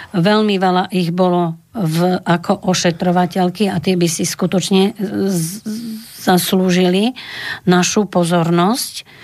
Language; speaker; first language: Slovak; native; Slovak